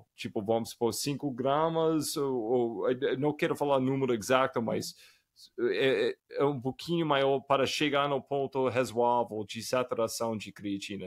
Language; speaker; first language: Portuguese; non-native, fluent; English